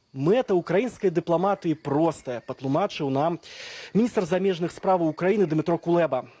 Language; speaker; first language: Belarusian; native; Belarusian